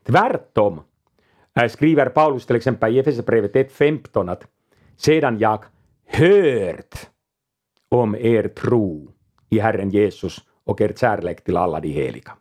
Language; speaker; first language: Swedish; non-native, local second language; Finnish